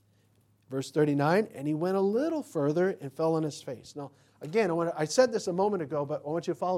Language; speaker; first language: English; native; English